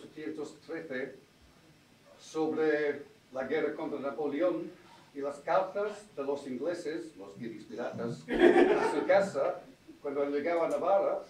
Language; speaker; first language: Spanish; non-native, fluent; English